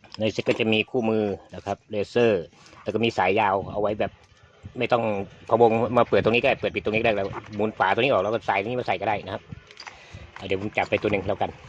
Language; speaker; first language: Thai; native; Thai